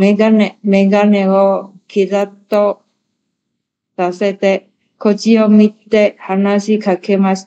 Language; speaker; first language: Japanese; non-native, learner; Chinese